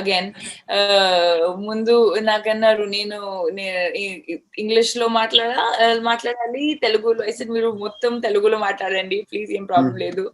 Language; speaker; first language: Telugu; non-native, fluent; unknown